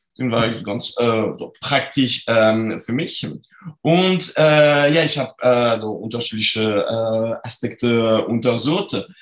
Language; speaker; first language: German; non-native, fluent; French